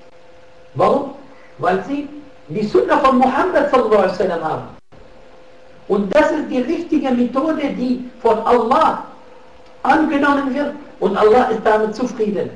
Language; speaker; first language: German; non-native, fluent; Arabic